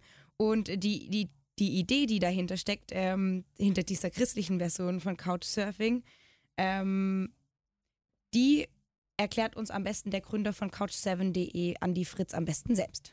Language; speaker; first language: German; native; German